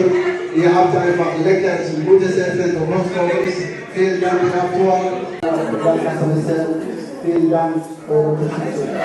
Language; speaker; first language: German; non-native, learner; Somali